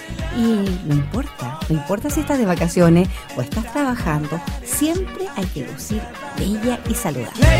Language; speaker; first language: Spanish; native; Spanish